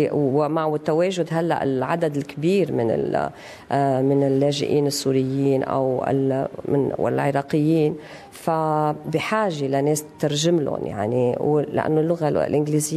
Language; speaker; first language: Arabic; native; Arabic